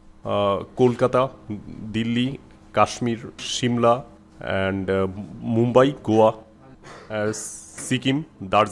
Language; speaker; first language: Hindi; non-native, learner; Bangla